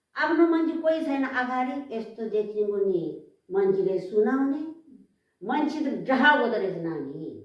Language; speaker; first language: Nepali; non-native, local second language; Tamil